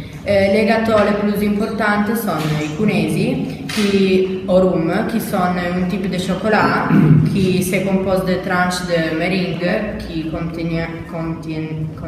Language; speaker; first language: French; non-native, learner; Italian